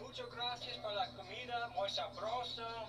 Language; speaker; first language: Spanish; non-native, learner; English